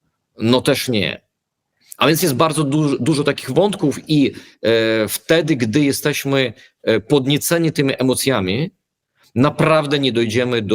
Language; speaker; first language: Polish; early bilingual, heritage; Polish